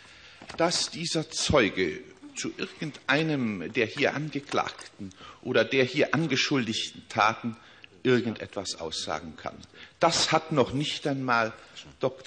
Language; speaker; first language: German; native; German